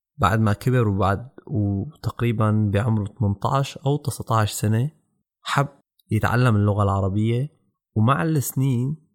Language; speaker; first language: Arabic; native; Arabic